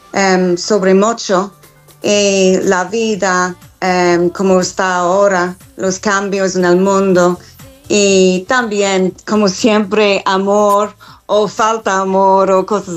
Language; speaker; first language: Spanish; non-native, fluent; English